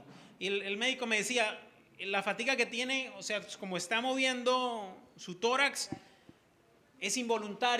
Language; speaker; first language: Spanish; native; Spanish